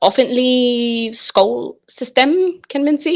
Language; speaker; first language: Danish; non-native, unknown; English